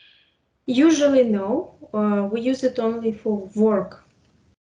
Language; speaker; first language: English; non-native, fluent; Russian